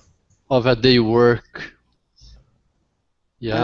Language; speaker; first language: English; non-native, learner; Portuguese